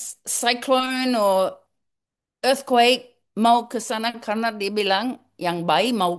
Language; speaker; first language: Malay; non-native, learner; English